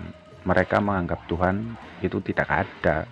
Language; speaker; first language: Indonesian; native; Indonesian